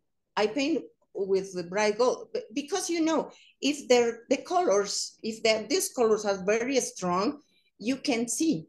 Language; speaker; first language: English; non-native, learner; Spanish